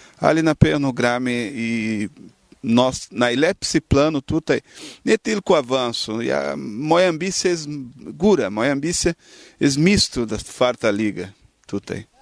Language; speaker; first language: Polish; non-native, learner; Portuguese